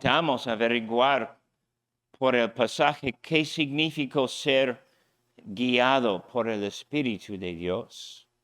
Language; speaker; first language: Spanish; non-native, fluent; English